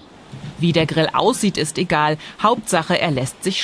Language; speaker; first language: German; native; German